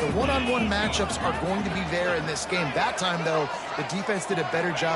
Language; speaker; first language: English; native; English